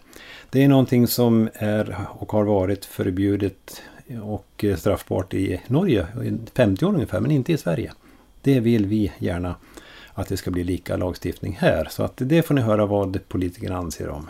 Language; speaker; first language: Swedish; native; Swedish